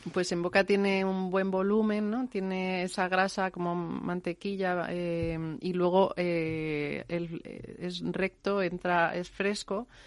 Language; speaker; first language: Spanish; native; Spanish